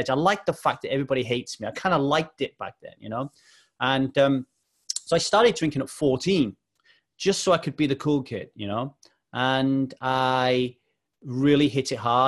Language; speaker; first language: English; native; English